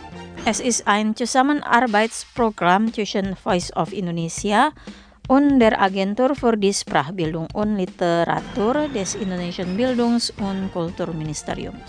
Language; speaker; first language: German; non-native, fluent; Indonesian